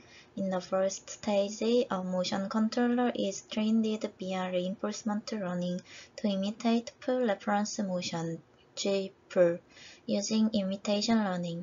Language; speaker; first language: English; non-native, fluent; Korean